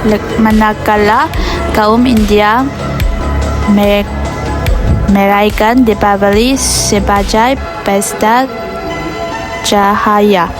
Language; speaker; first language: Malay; non-native, learner; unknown